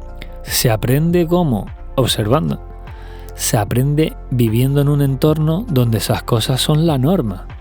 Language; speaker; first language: Spanish; native; Spanish